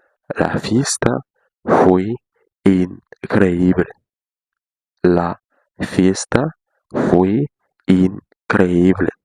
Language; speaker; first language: Spanish; non-native, fluent; Haitian Creole